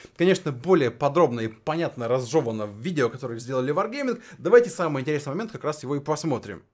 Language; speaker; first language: Russian; native; Russian